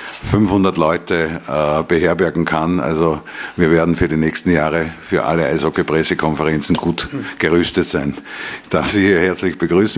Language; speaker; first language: German; native; German